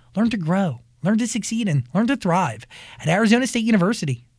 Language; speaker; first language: English; native; English